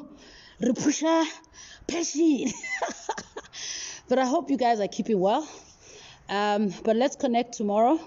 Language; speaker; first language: English; non-native, local second language; Northern Sotho